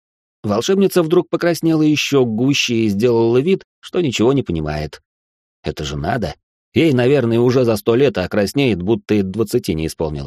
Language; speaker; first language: Russian; native; Russian